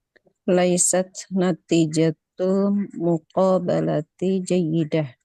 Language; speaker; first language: Arabic; non-native, learner; Indonesian